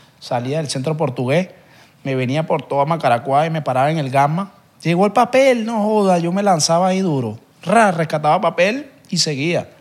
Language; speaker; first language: Spanish; native; Spanish